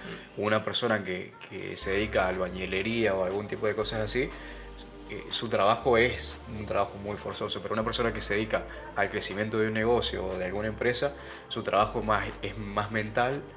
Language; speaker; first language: Spanish; native; Spanish